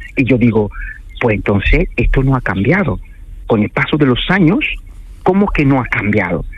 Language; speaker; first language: Spanish; non-native, fluent; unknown